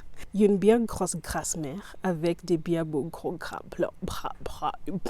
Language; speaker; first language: French; non-native, learner; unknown